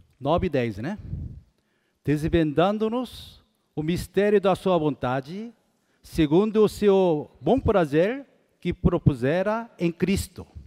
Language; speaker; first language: Portuguese; non-native, fluent; Korean